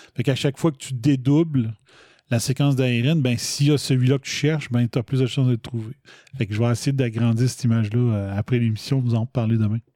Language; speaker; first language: French; native; French